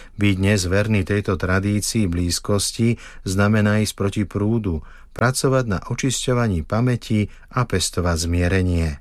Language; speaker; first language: Slovak; native; Slovak